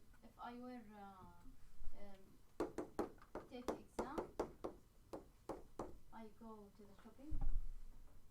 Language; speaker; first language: English; non-native, learner; Arabic